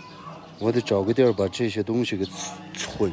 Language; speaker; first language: Chinese; non-native, fluent; Mongolian